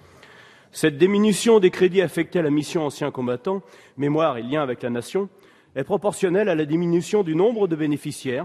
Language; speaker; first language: French; native; French